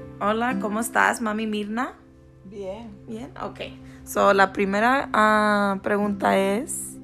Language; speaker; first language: Spanish; early bilingual, heritage; Spanish